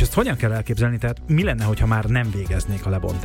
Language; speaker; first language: Hungarian; native; Hungarian